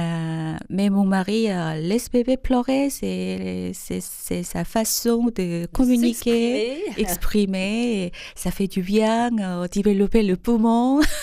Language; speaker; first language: French; non-native, fluent; Korean